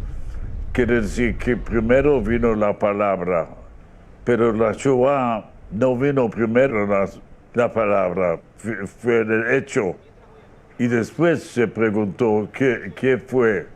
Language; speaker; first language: Spanish; non-native, fluent; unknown